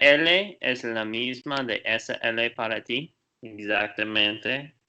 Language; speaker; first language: Spanish; non-native, learner; Portuguese